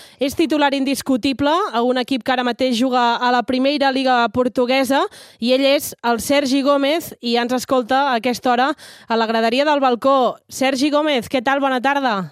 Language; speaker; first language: Catalan; native; Catalan